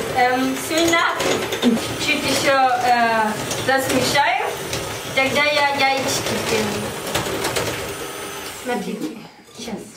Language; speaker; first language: Russian; early bilingual, heritage; German